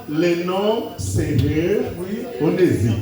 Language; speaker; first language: French; non-native, learner; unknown